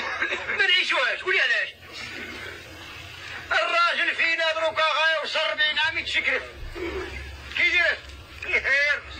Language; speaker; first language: Arabic; native; Arabic